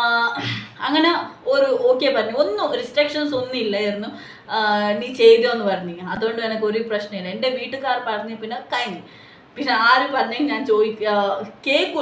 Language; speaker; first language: Malayalam; non-native, local second language; Tulu